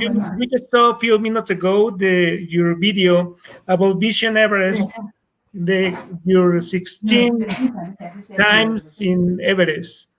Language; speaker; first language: English; non-native, fluent; Spanish